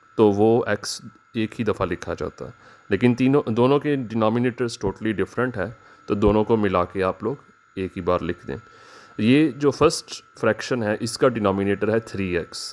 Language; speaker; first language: Urdu; native; Urdu